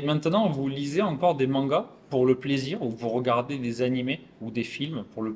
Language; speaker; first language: French; native; French